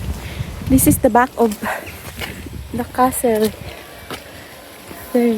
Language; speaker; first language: English; non-native, learner; Filipino